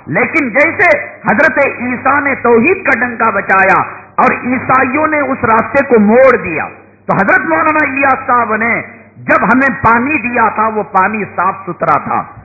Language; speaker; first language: Urdu; native; Urdu